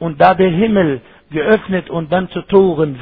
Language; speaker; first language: German; non-native, fluent; Arabic